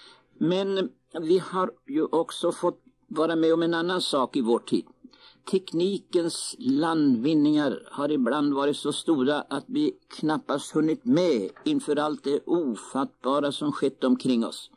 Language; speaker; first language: Swedish; native; Swedish